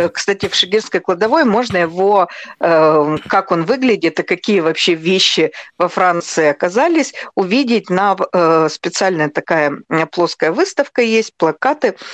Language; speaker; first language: Russian; native; Russian